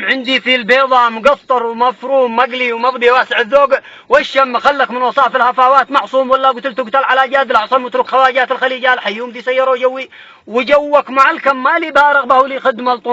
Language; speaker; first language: Arabic; native; Arabic